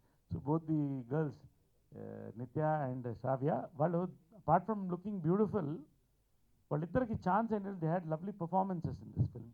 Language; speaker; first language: Telugu; native; Telugu